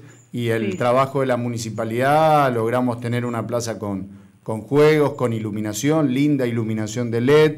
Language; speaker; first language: Spanish; native; Spanish